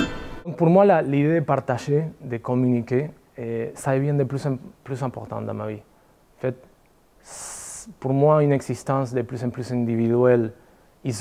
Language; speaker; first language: French; non-native, fluent; Spanish